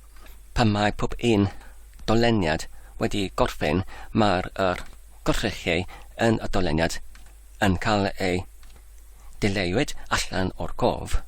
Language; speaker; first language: Welsh; non-native, learner; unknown